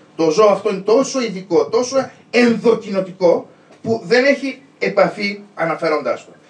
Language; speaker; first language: Greek; native; Greek